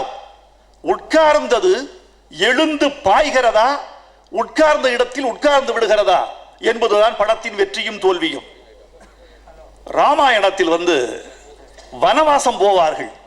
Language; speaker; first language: Tamil; native; Tamil